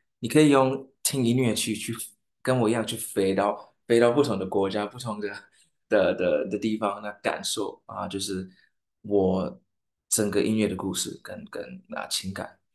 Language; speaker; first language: Chinese; non-native, fluent; English